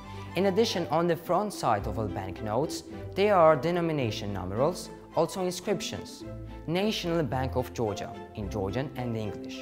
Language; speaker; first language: English; non-native, learner; Georgian